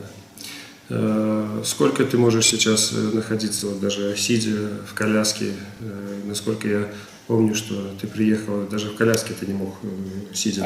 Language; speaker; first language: Russian; native; Russian